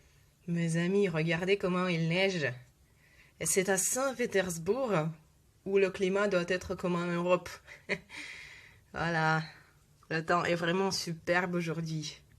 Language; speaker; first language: French; non-native, fluent; Russian